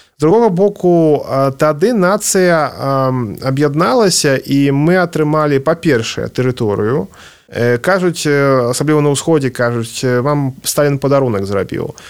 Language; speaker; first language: Belarusian; non-native, local second language; Russian